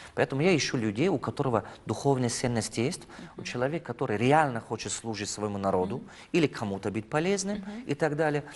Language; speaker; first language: Russian; non-native, fluent; Tajik